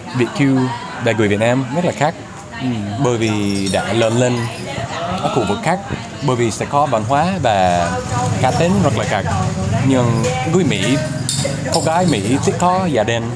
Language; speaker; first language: Vietnamese; non-native, learner; English